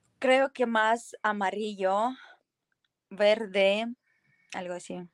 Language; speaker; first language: Spanish; non-native, fluent; Ukrainian